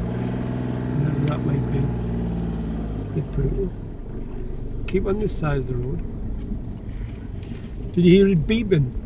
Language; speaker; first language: English; native; English